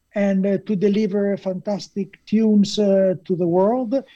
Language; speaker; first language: English; non-native, fluent; Italian